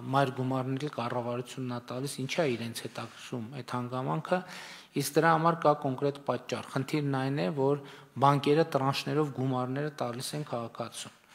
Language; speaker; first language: Armenian; native; Armenian